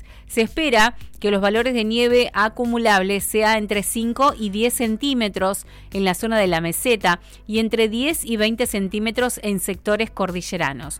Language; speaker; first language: Spanish; native; Spanish